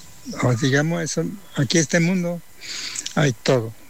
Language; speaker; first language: Spanish; non-native, local second language; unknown